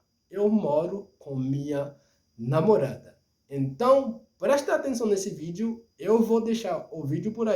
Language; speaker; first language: Portuguese; non-native, fluent; Haitian Creole